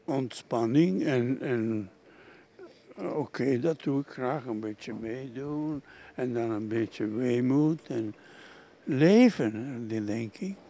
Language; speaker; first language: Dutch; non-native, local second language; French